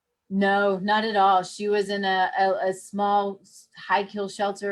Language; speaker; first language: English; native; English